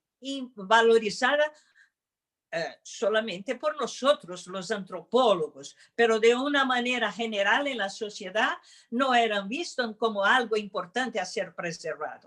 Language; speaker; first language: Spanish; non-native, fluent; Portuguese